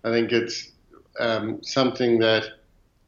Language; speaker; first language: English; native; English